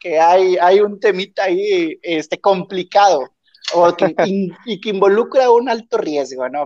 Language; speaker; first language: Spanish; native; Spanish